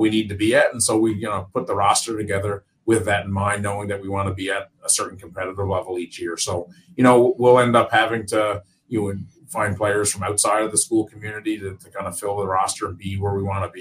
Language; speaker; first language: English; native; English